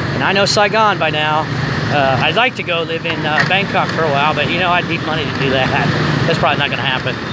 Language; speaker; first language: English; native; English